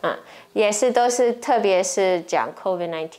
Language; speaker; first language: Chinese; early bilingual, heritage; English